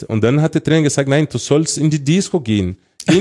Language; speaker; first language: German; non-native, fluent; Portuguese